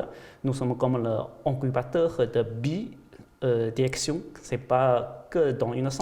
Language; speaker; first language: French; non-native, fluent; Chinese